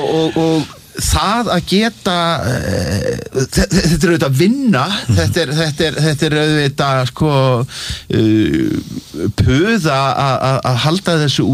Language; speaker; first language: Icelandic; native; Icelandic